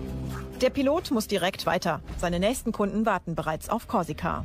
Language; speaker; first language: German; native; German